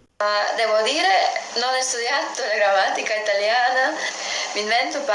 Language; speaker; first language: Italian; non-native, learner; English